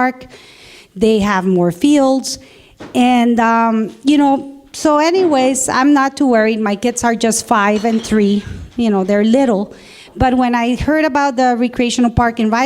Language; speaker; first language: English; non-native, fluent; Spanish